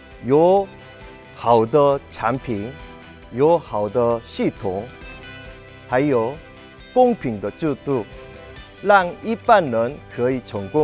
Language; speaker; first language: Chinese; non-native, learner; Korean